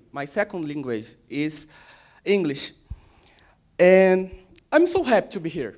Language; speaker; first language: English; non-native, learner; Portuguese